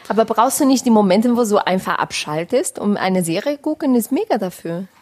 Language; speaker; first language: German; non-native, fluent; Portuguese